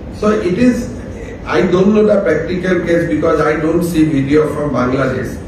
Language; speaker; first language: English; non-native, local second language; Assamese